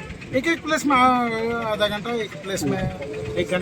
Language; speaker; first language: Hindi; non-native, local second language; Telugu